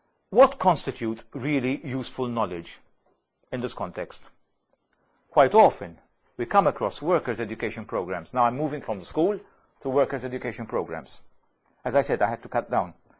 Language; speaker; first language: English; non-native, fluent; Maltese